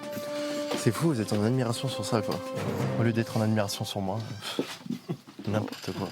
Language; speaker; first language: French; native; French